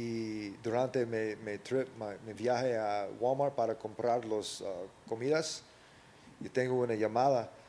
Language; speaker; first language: Spanish; early bilingual, heritage; English